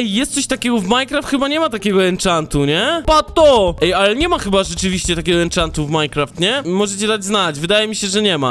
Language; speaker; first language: Polish; native; Polish